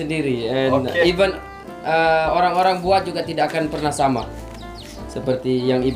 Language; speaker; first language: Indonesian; non-native, local second language; Sasak